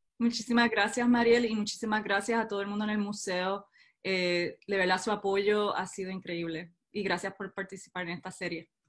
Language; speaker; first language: Spanish; native; Spanish